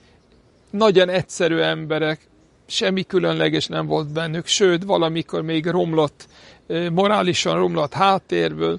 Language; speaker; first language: Hungarian; non-native, fluent; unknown